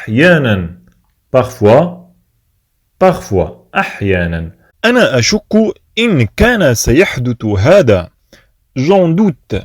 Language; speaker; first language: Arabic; native; Arabic